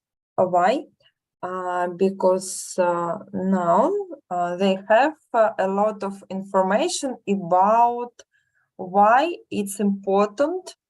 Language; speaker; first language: English; non-native, learner; Russian